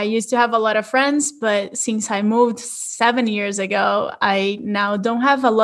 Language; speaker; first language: English; non-native, fluent; Portuguese